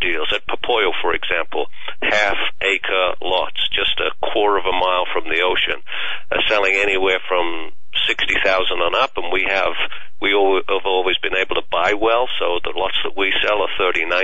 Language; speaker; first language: English; native; English